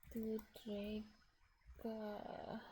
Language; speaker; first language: Danish; non-native, learner; English